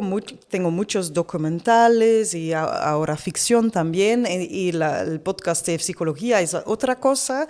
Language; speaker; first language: Spanish; non-native, learner; Dutch